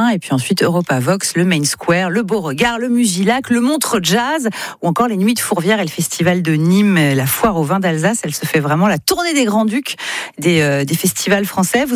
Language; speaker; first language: French; native; French